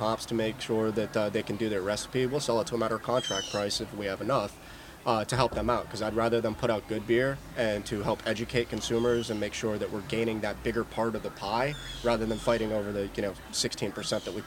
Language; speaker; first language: English; native; English